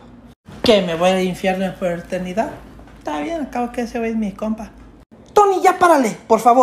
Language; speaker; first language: Spanish; early bilingual, heritage; Spanish